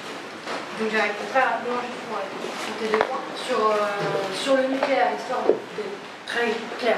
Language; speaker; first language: French; native; French